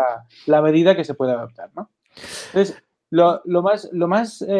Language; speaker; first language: Spanish; non-native, local second language; Catalan